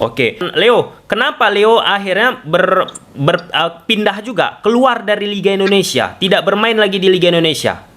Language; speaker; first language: Indonesian; native; Indonesian